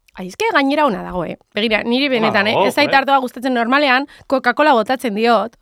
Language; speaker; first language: Basque; non-native, local second language; Spanish